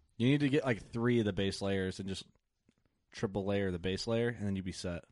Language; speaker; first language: English; native; English